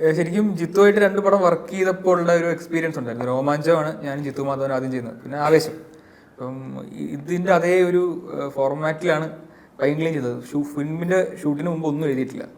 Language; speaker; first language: Malayalam; native; Malayalam